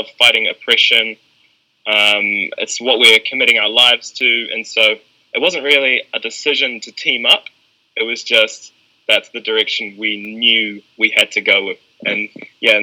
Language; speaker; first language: English; native; English